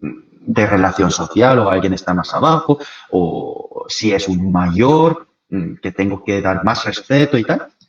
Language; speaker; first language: Spanish; non-native, fluent; Korean